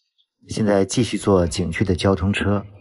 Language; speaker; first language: Chinese; native; Chinese